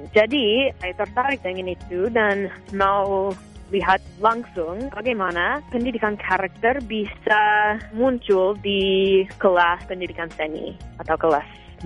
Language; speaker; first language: Indonesian; non-native, fluent; English